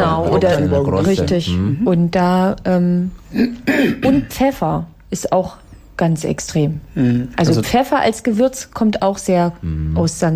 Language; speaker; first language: German; native; German